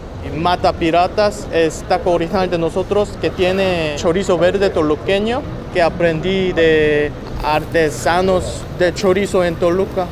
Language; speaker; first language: Spanish; non-native, learner; Korean